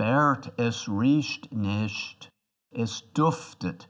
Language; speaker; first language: German; non-native, fluent; English